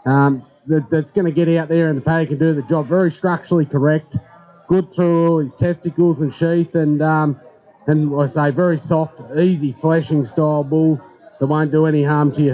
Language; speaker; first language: English; native; English